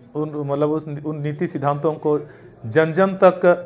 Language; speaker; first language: Hindi; native; Hindi